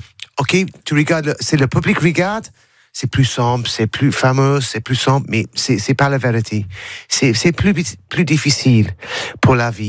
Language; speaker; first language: French; non-native, learner; English